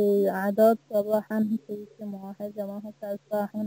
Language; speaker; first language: Arabic; non-native, learner; Bangla